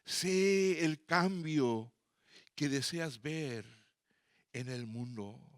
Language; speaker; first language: Spanish; native; Spanish